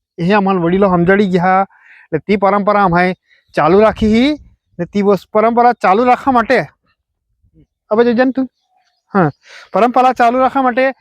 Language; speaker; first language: Gujarati; non-native, local second language; Bhili